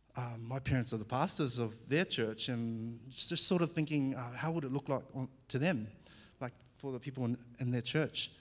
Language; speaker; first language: English; early bilingual, other home language; Fijian